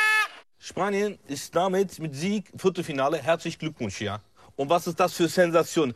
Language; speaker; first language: German; non-native, learner; Turkish